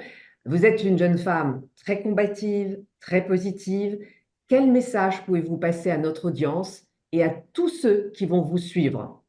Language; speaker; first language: French; native; French